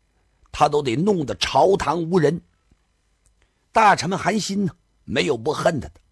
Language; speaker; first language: Chinese; native; Chinese